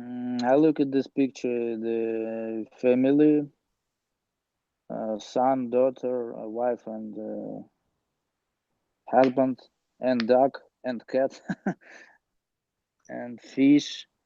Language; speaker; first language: English; non-native, learner; Russian